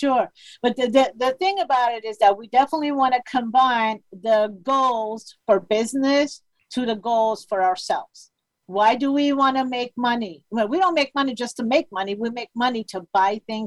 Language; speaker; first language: English; non-native, fluent; Armenian